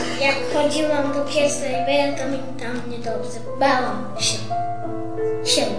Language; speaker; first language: Polish; non-native, local second language; Romany